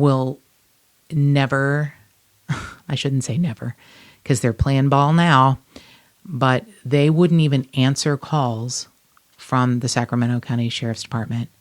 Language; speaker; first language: English; native; English